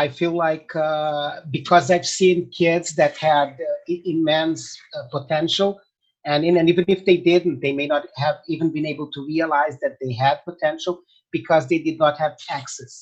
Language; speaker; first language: English; non-native, fluent; Portuguese